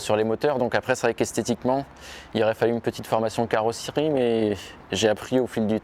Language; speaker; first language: French; native; French